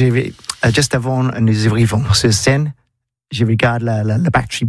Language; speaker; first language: French; non-native, learner; English